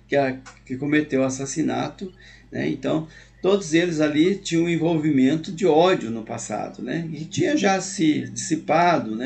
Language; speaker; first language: Portuguese; native; Portuguese